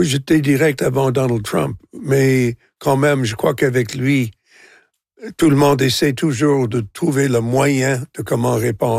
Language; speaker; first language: French; non-native, local second language; English